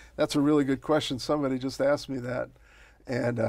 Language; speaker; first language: English; native; English